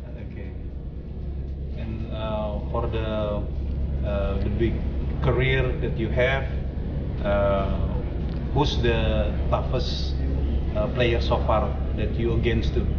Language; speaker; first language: English; non-native, fluent; Indonesian